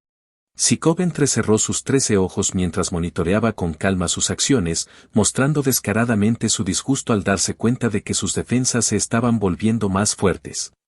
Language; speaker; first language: Spanish; native; Spanish